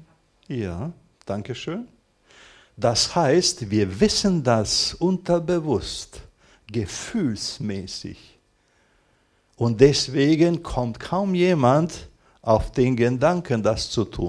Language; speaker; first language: German; non-native, fluent; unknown